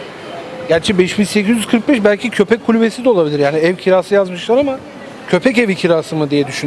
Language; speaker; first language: Turkish; native; Turkish